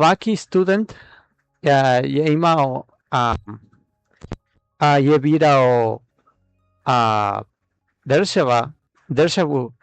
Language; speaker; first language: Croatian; non-native, learner; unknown